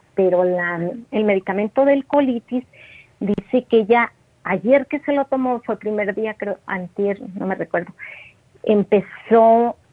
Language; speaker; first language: Spanish; native; Spanish